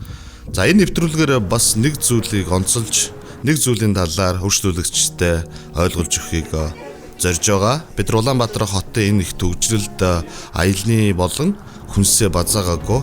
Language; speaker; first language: Mongolian; native; Mongolian